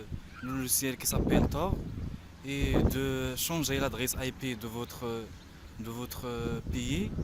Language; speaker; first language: French; non-native, learner; Arabic